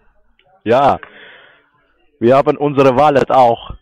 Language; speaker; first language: German; non-native, learner; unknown